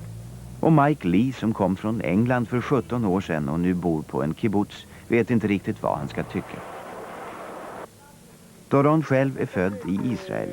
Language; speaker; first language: Swedish; native; Swedish